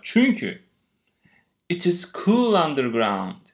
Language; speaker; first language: English; non-native, fluent; Turkish